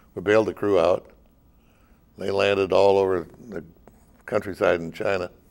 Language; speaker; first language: English; native; English